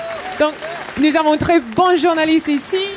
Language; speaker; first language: French; non-native, fluent; English